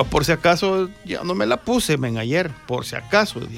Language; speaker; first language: Spanish; native; Spanish